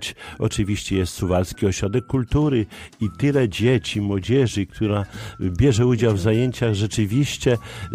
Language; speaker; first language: Polish; native; Polish